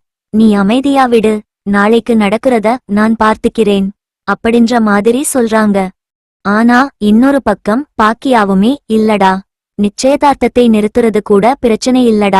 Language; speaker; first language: Tamil; native; Tamil